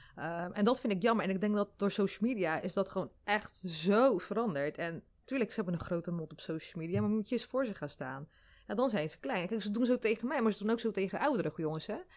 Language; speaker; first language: Dutch; early bilingual, other home language; Armenian